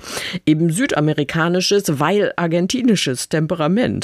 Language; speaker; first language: German; native; German